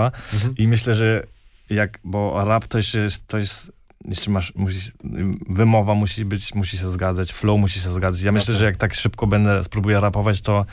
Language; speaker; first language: Polish; early bilingual, heritage; Polish